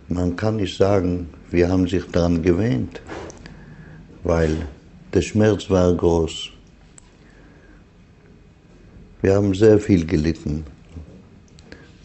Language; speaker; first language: German; non-native, fluent; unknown